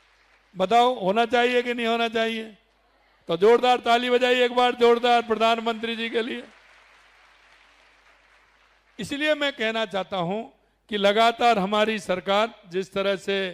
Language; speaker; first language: Hindi; native; Hindi